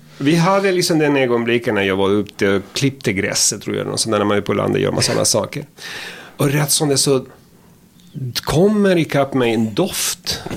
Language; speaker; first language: Swedish; non-native, fluent; Spanish